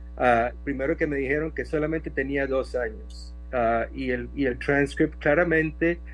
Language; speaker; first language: Spanish; native; Spanish